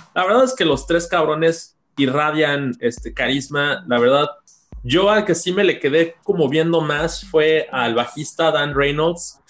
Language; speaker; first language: Spanish; native; Spanish